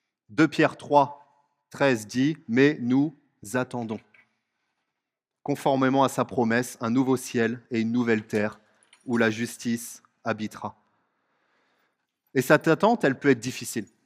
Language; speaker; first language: French; native; French